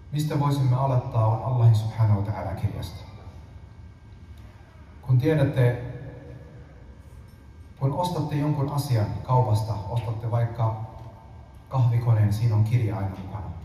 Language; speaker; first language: Finnish; early bilingual, other home language; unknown